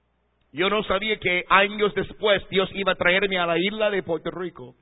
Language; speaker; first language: Spanish; non-native, fluent; English